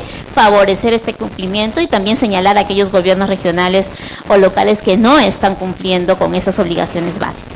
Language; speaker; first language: Spanish; native; Spanish